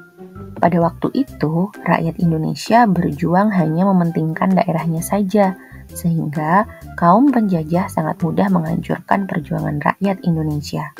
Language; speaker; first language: Indonesian; native; Indonesian